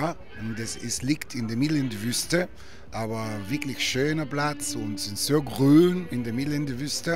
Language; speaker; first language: German; non-native, learner; Arabic